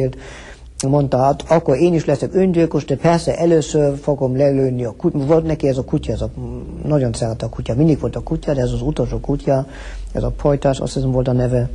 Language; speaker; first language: Hungarian; early bilingual, heritage; Hungarian